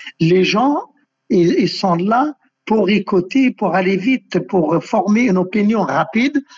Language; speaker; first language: French; non-native, local second language; Arabic